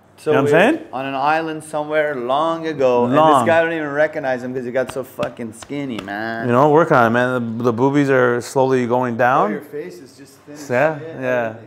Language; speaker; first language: English; native; English